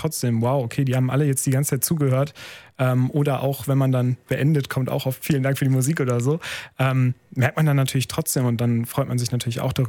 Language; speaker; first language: German; native; German